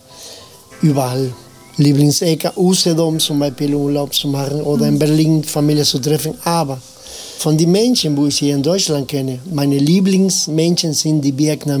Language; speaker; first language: German; non-native, fluent; Spanish